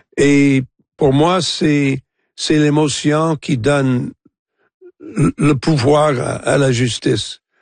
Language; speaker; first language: French; non-native, local second language; English